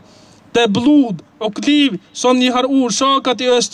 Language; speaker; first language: Swedish; non-native, fluent; Uyghur